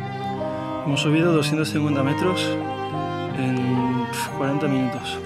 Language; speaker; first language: Spanish; native; Spanish